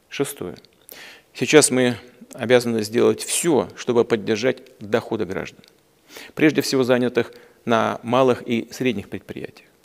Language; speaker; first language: Russian; native; Russian